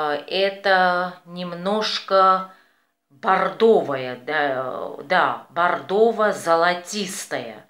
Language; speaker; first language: Russian; non-native, fluent; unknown